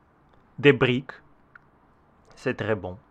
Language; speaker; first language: French; non-native, learner; Russian